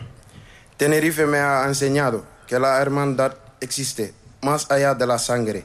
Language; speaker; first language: Spanish; non-native, learner; Wolof